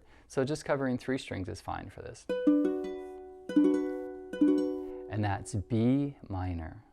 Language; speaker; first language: English; native; English